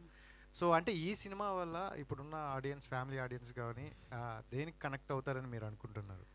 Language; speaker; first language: Telugu; native; Telugu